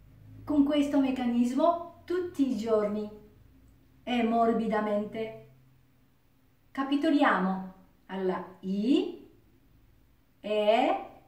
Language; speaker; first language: Italian; non-native, learner; Japanese